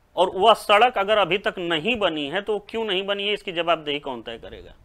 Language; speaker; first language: Hindi; native; Hindi